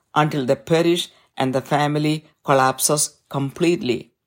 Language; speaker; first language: English; non-native, local second language; Malayalam